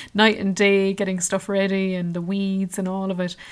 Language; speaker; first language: English; native; English